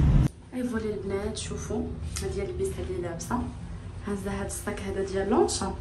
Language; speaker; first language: Arabic; native; Arabic